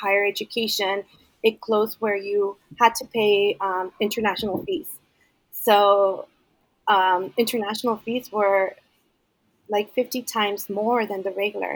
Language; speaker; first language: English; early bilingual, other home language; Spanish